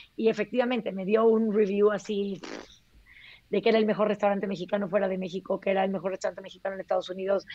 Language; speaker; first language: Spanish; native; Spanish